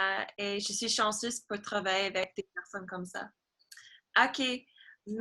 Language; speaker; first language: French; non-native, learner; English